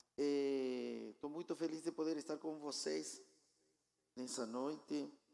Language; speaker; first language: Portuguese; non-native, fluent; Spanish